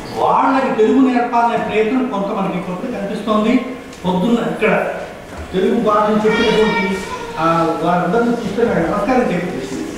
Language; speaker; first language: Telugu; native; Telugu